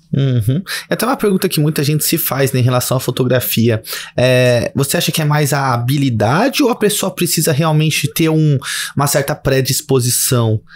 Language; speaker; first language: Portuguese; native; Portuguese